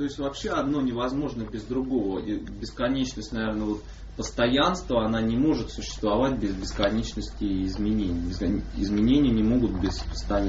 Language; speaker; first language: Russian; native; Russian